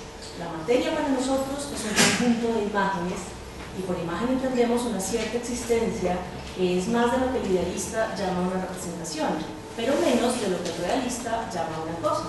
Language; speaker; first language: Spanish; native; Spanish